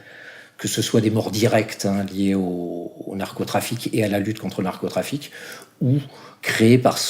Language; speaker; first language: French; native; French